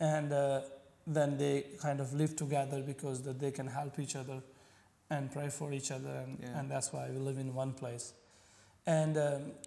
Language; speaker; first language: English; non-native, local second language; Punjabi